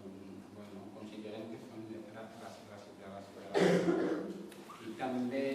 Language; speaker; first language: Catalan; non-native, fluent; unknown